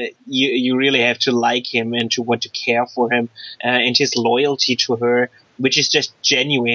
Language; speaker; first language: English; non-native, fluent; German